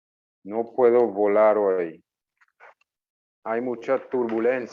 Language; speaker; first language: Spanish; non-native, fluent; English